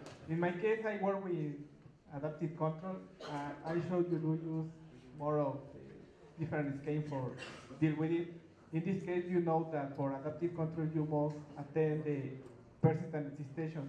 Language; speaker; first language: English; non-native, fluent; Spanish